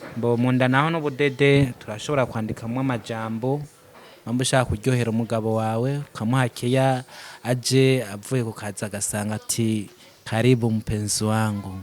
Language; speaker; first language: Rundi; native; Rundi